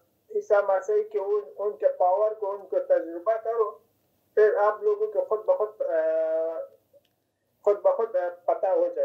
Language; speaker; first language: Hindi; non-native, fluent; Persian